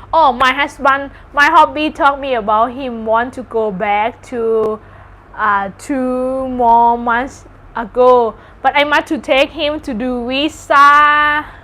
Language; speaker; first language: English; non-native, learner; Thai